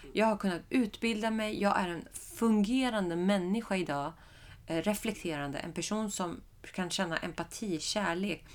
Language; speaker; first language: Swedish; early bilingual, other home language; Persian